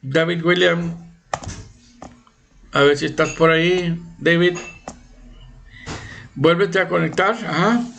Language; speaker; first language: Spanish; native; Spanish